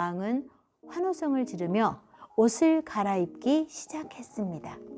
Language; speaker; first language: Korean; native; Korean